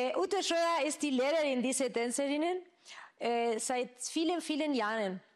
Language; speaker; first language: German; non-native, fluent; Spanish